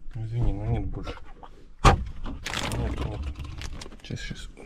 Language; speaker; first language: Russian; non-native, learner; English